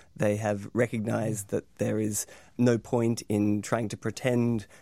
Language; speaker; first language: English; native; English